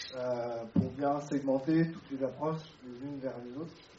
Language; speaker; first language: French; native; French